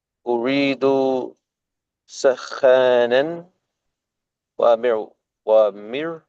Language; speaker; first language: Arabic; non-native, learner; English